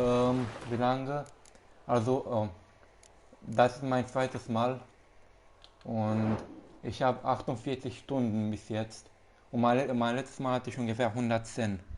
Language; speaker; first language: German; non-native, fluent; Romanian